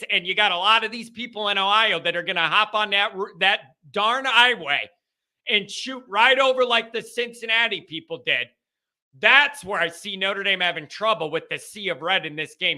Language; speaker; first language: English; native; English